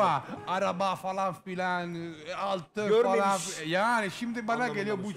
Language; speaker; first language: Turkish; non-native, learner; English